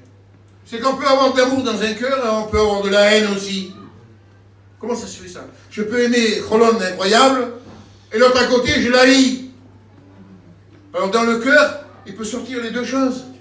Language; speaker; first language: French; native; French